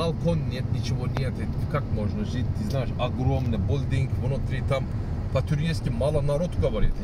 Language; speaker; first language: Russian; non-native, learner; Turkish